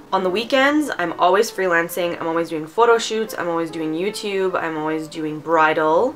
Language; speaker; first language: English; early bilingual, other home language; Romanian